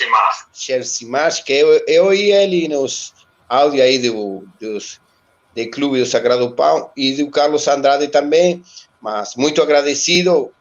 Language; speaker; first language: Portuguese; non-native, learner; Spanish